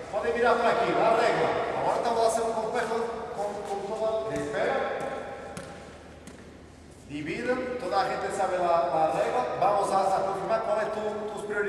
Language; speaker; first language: Spanish; non-native, learner; Portuguese